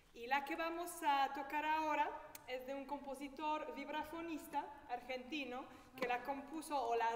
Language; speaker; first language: Spanish; non-native, fluent; French